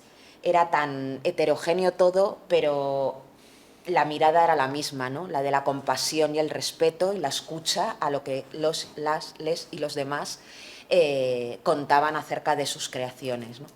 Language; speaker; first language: Spanish; native; Spanish